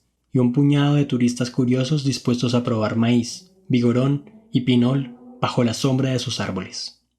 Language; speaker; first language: Spanish; native; Spanish